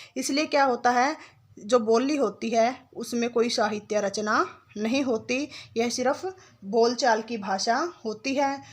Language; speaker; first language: Hindi; native; Hindi